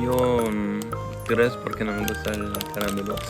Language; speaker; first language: Spanish; non-native, fluent; French